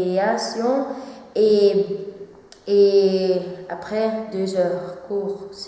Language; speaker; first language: French; non-native, learner; Dutch